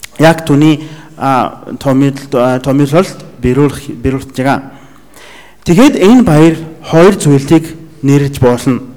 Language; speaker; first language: Mongolian; non-native, fluent; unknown